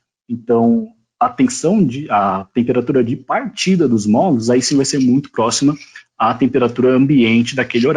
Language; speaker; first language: Portuguese; native; Portuguese